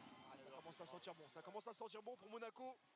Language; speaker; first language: French; native; French